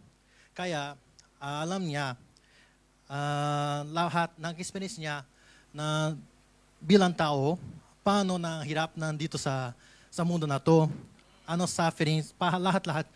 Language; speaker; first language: Filipino; non-native, learner; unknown